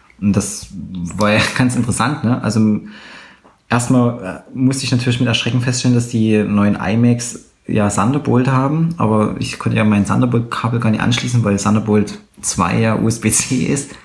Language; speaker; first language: German; native; German